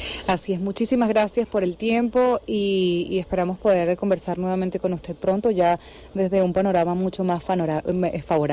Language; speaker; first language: Spanish; native; Spanish